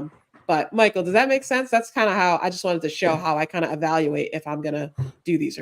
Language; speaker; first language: English; native; English